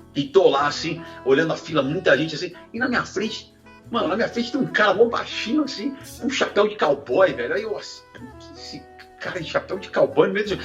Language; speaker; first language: Portuguese; native; Portuguese